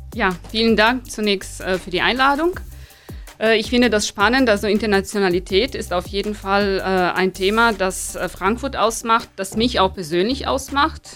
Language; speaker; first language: German; non-native, fluent; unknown